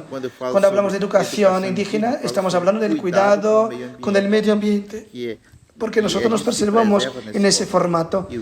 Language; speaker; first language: Spanish; non-native, fluent; Portuguese